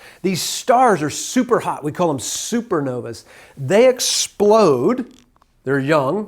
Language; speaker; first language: English; native; English